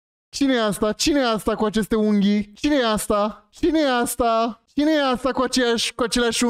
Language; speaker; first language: Romanian; native; Romanian